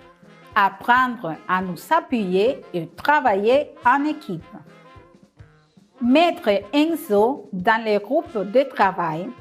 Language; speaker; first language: French; non-native, fluent; Spanish